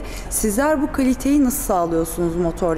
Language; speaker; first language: Turkish; native; Turkish